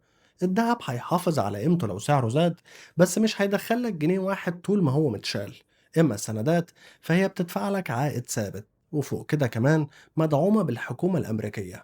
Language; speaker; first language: Arabic; native; Arabic